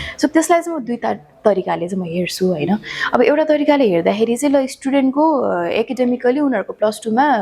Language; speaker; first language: Nepali; native; Nepali